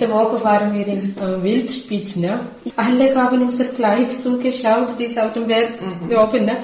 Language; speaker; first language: German; non-native, learner; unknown